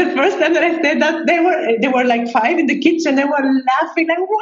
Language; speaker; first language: English; non-native, fluent; Spanish